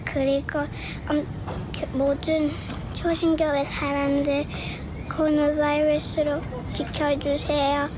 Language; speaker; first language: Korean; early bilingual, heritage; English